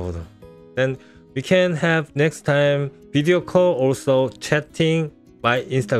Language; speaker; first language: English; non-native, learner; Korean